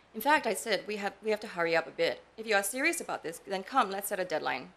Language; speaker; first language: English; native; English